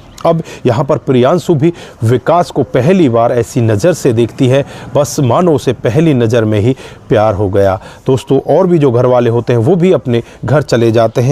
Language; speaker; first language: Hindi; native; Hindi